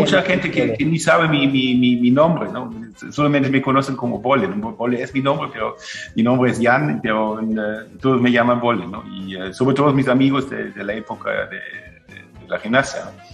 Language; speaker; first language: Spanish; non-native, fluent; German